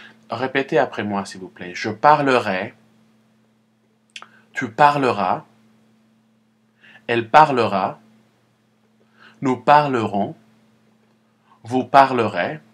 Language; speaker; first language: French; non-native, fluent; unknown